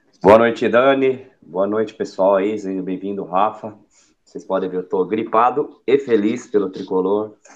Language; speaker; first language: Portuguese; native; Portuguese